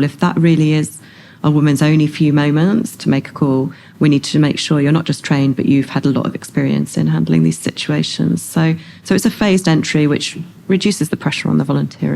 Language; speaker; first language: English; native; English